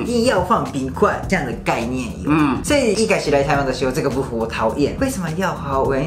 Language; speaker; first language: Chinese; non-native, fluent; Japanese